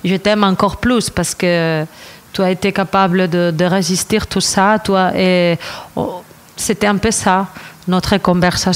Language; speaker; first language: French; non-native, fluent; Catalan